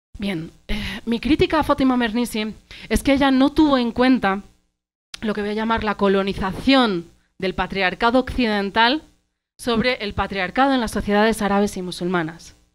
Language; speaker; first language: Spanish; early bilingual, other home language; Arabic